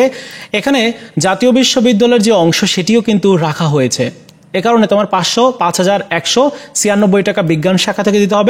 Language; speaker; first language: Bangla; native; Bangla